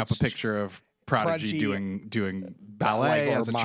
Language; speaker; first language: English; native; English